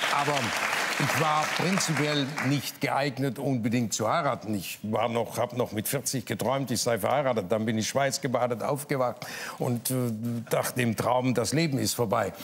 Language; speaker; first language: German; native; German